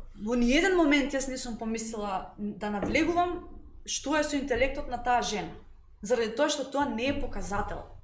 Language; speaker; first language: Macedonian; native; Macedonian